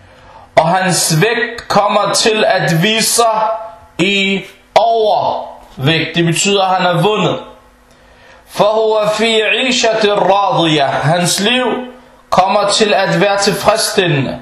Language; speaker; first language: Danish; early bilingual, other home language; Arabic